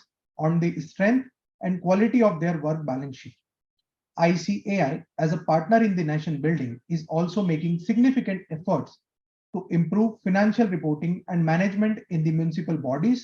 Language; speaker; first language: English; non-native, local second language; Hindi